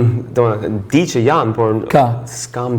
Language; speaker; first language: Albanian; non-native, fluent; English